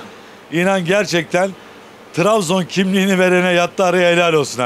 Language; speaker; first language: Turkish; native; Turkish